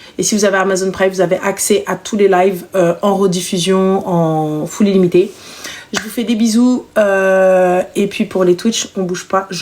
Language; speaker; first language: French; early bilingual, other home language; Arabic